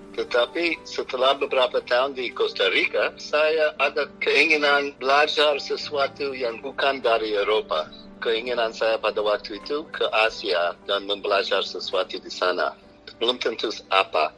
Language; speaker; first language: Indonesian; non-native, fluent; English